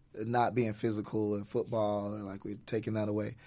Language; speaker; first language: English; native; English